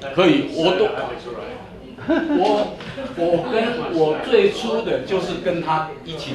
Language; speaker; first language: Chinese; non-native, local second language; Min Nan Chinese